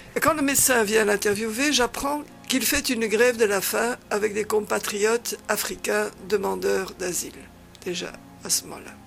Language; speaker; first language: French; non-native, fluent; Dutch